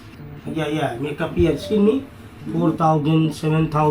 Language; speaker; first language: English; non-native, learner; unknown